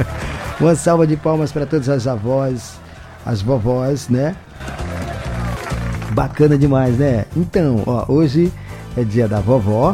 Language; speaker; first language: Portuguese; native; Portuguese